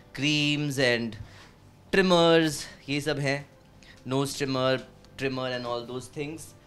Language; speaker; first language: Hindi; native; Hindi